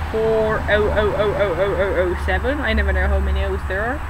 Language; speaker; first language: English; non-native, fluent; Estonian